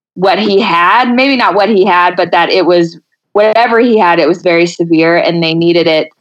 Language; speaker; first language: English; native; English